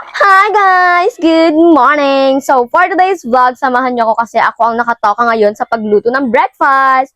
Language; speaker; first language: Filipino; native; Filipino